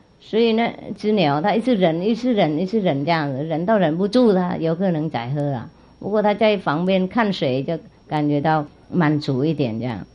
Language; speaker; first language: Chinese; non-native, fluent; Vietnamese